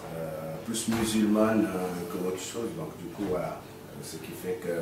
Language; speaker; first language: French; non-native, local second language; Wolof